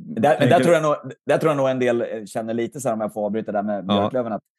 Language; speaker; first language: Swedish; native; Swedish